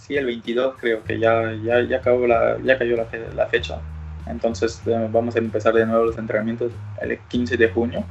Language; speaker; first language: Spanish; early bilingual, other home language; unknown